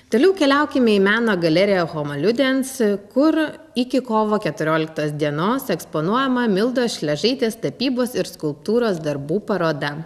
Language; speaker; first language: Lithuanian; native; Lithuanian